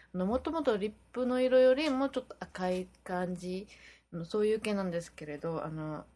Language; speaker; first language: Japanese; non-native, fluent; Korean